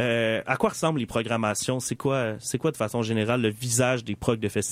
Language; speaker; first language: French; native; French